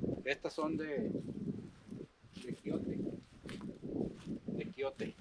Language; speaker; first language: Spanish; native; Spanish